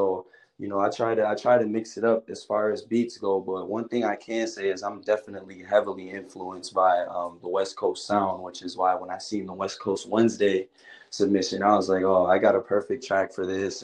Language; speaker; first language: English; native; English